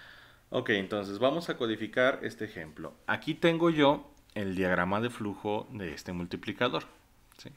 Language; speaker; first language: Spanish; native; Spanish